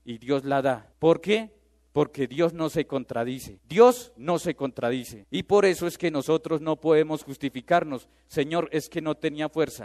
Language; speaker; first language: Spanish; native; Spanish